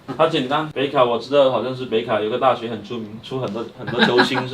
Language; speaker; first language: Chinese; native; Chinese